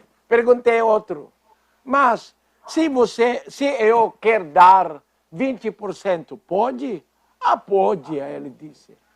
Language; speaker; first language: Portuguese; non-native, fluent; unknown